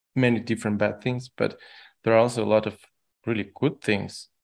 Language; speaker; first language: English; non-native, fluent; Russian